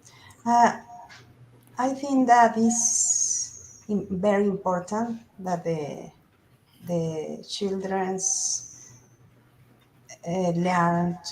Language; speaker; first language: English; non-native, learner; Spanish